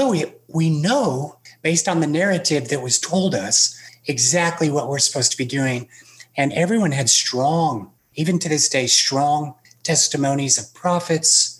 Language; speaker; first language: English; native; English